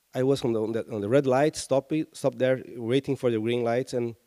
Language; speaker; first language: English; non-native, fluent; Portuguese